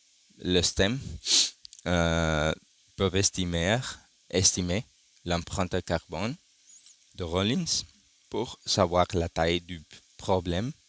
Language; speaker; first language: French; non-native, learner; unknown